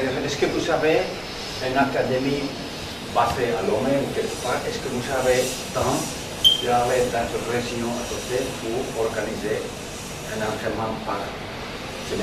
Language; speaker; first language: French; non-native, learner; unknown